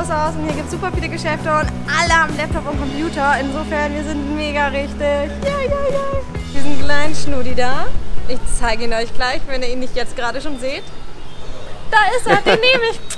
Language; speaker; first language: German; native; German